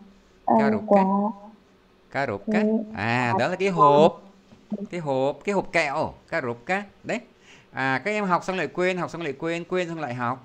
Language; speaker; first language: Vietnamese; native; Vietnamese